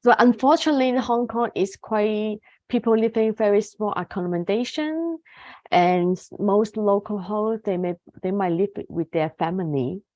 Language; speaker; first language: English; non-native, fluent; Cantonese